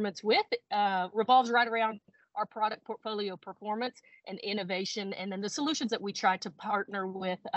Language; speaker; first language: English; native; English